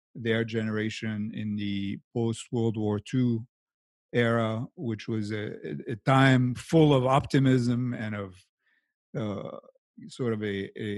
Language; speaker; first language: English; non-native, fluent; Arabic